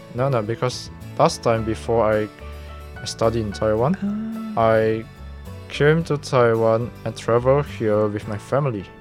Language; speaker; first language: English; non-native, local second language; Min Nan Chinese